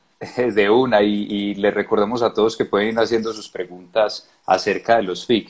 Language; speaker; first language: Spanish; native; Spanish